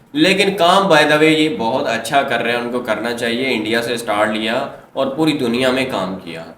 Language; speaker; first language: Urdu; native; Urdu